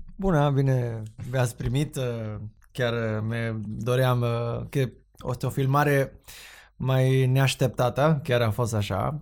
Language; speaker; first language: Romanian; non-native, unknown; Spanish